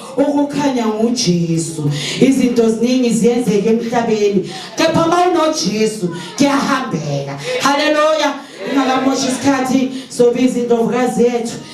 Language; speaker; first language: Zulu; native; Zulu